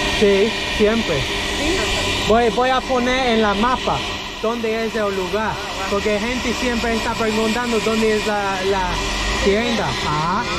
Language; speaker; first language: Spanish; non-native, learner; English